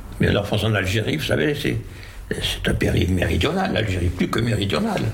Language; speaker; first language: French; native; French